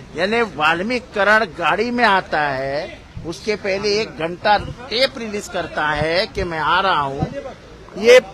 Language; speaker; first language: Hindi; non-native, local second language; Marathi